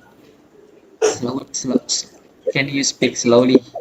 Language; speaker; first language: English; non-native, learner; Indonesian